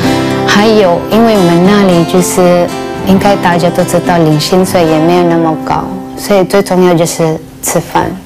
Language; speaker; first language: Chinese; non-native, fluent; Cebuano